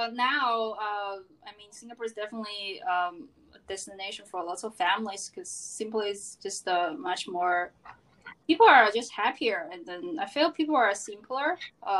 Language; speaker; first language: English; non-native, fluent; Chinese